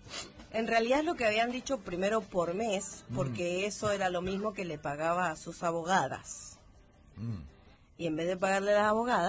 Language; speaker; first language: Spanish; native; Spanish